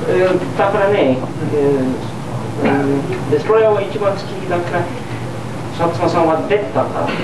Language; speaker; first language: Japanese; non-native, learner; English